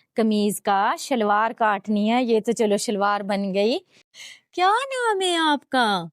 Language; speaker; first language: Urdu; non-native, local second language; Punjabi